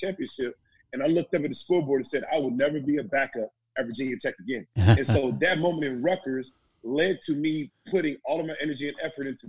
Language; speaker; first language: English; native; English